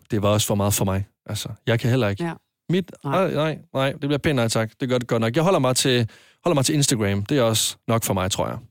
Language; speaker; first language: Danish; native; Danish